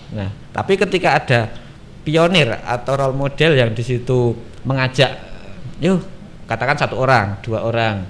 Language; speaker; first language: Indonesian; non-native, local second language; Javanese